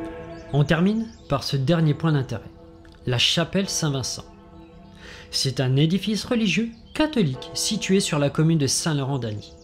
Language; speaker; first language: French; native; French